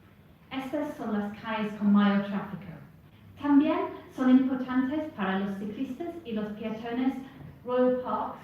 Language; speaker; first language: Spanish; non-native, fluent; English